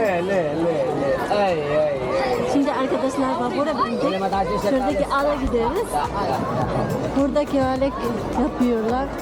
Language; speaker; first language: Turkish; non-native, learner; Arabic